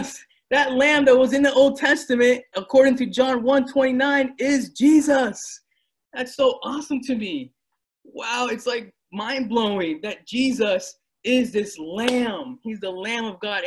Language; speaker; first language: English; native; English